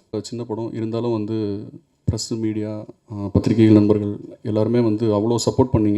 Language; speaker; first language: Tamil; native; Tamil